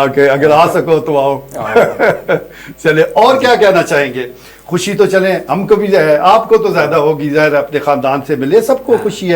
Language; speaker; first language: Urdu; non-native, local second language; Punjabi